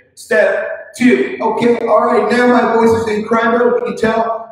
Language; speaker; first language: English; native; English